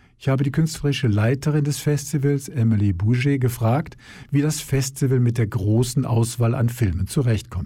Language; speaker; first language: German; native; German